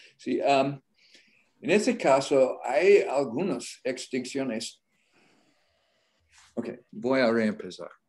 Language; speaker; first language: Spanish; non-native, learner; English